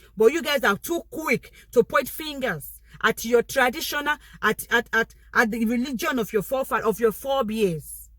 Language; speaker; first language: English; non-native, local second language; Yoruba